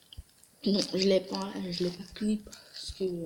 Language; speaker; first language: French; native; French